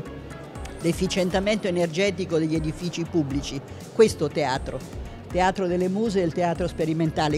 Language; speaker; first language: Italian; native; Italian